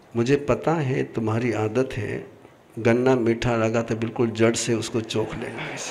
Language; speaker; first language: Hindi; non-native, local second language; Marathi